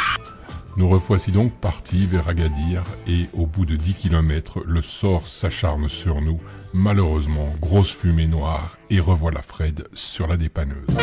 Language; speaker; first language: French; native; French